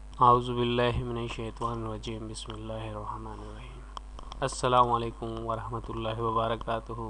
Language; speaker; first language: Urdu; native; Urdu